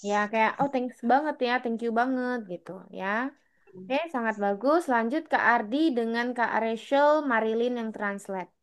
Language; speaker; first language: Indonesian; native; Indonesian